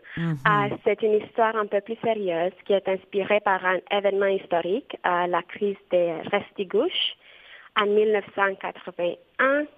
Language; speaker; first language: French; non-native, fluent; Romanian